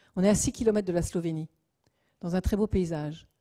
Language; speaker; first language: French; native; French